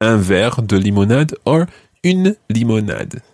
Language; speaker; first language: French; non-native, fluent; English